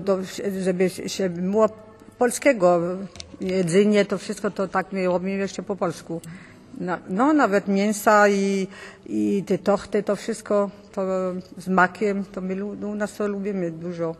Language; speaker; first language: Polish; early bilingual, heritage; Polish